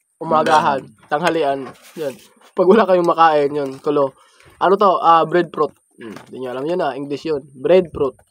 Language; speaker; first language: Filipino; non-native, local second language; Masbatenyo